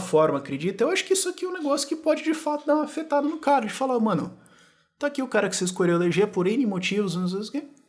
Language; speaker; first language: Portuguese; native; Portuguese